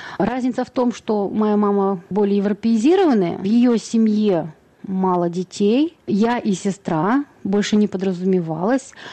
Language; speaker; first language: Russian; native; Russian